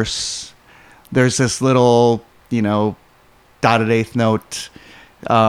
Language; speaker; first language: English; native; English